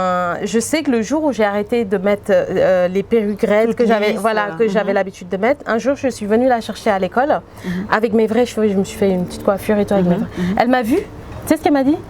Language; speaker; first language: French; native; French